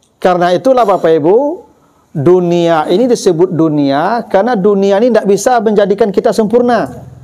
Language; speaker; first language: Malay; non-native, local second language; Minangkabau